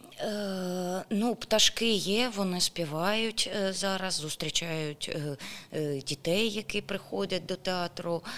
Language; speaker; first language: Ukrainian; non-native, local second language; Russian